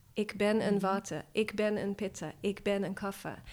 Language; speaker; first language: Dutch; non-native, fluent; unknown